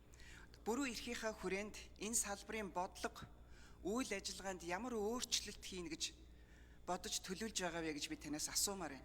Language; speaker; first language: Mongolian; native; Mongolian